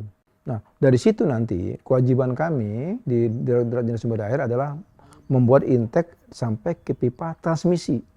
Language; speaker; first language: Indonesian; native; Indonesian